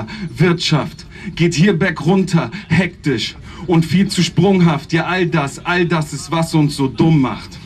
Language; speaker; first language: German; native; German